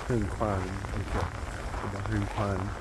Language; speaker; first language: Chinese; non-native, learner; English